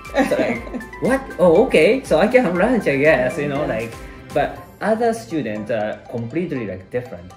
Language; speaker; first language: English; non-native, fluent; Japanese